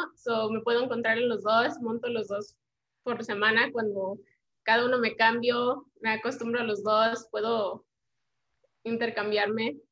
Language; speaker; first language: Spanish; early bilingual, heritage; Spanish